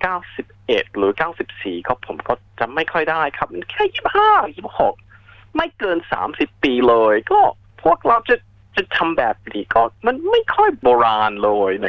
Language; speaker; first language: Thai; non-native, fluent; English